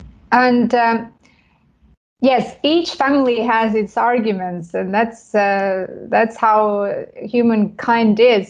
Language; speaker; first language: English; non-native, fluent; Estonian